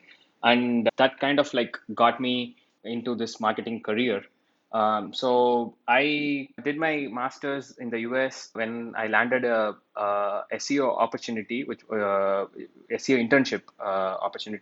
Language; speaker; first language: English; non-native, local second language; Tamil